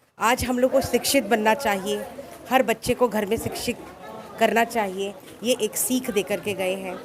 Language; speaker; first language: Hindi; native; Hindi